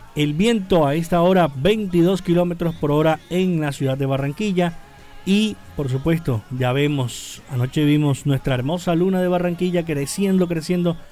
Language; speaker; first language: Spanish; native; Spanish